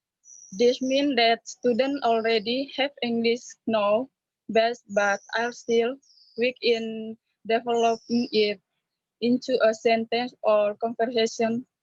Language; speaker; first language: English; non-native, learner; Indonesian